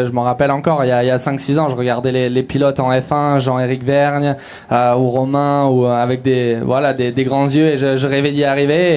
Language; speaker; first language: French; native; French